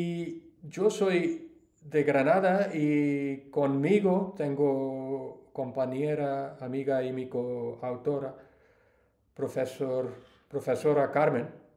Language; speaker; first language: Spanish; non-native, learner; English